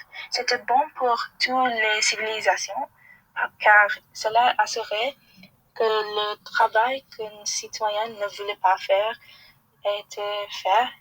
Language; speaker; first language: French; non-native, learner; English